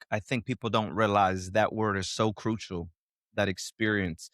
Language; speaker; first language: English; native; English